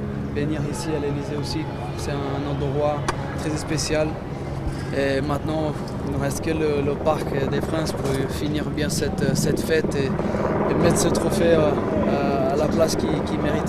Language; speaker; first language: French; non-native, fluent; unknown